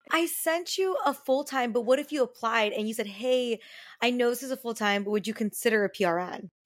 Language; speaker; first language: English; native; English